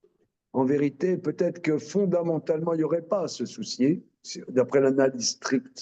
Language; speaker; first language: French; native; French